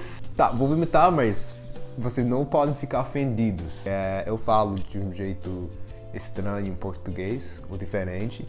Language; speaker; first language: Portuguese; non-native, fluent; English